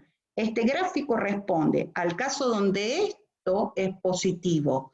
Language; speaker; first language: Spanish; native; Spanish